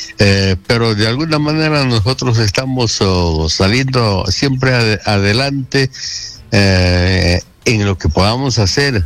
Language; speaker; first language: Spanish; native; Spanish